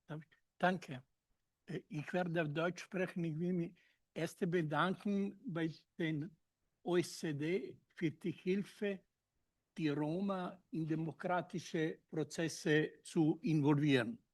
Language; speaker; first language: German; non-native, learner; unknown